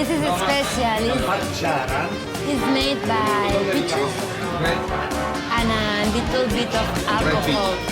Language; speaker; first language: English; non-native, learner; Spanish